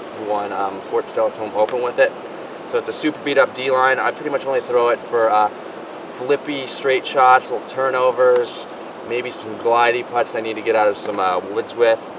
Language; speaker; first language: English; native; English